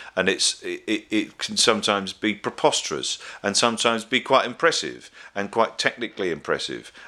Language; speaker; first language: English; native; English